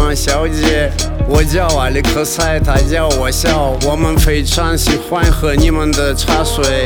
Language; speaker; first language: Chinese; non-native, learner; Russian